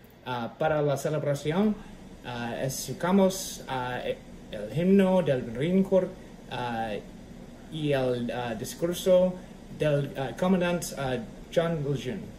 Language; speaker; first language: Spanish; non-native, learner; English